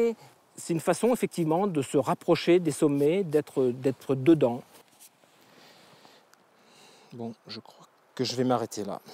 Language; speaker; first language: French; native; French